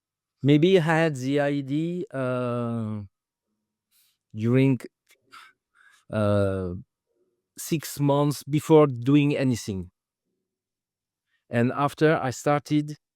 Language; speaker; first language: English; non-native, fluent; French